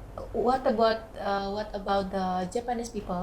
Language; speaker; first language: English; non-native, learner; Indonesian